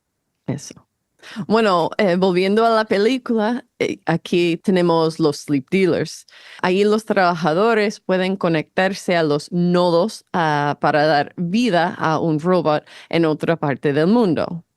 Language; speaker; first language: Spanish; non-native, fluent; English